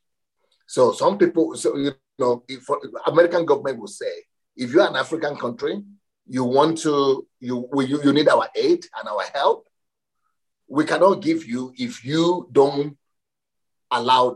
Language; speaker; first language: English; non-native, local second language; Yoruba